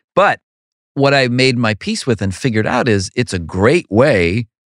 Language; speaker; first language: English; native; English